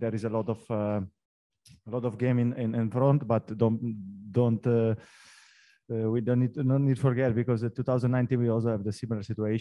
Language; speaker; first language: English; non-native, fluent; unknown